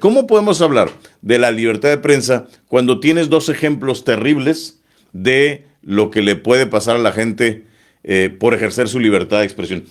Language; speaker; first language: Spanish; native; Spanish